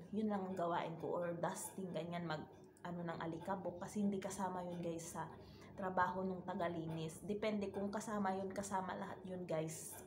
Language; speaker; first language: Filipino; native; Filipino